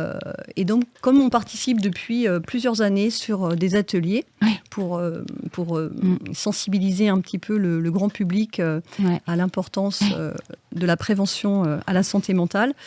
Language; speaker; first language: French; native; French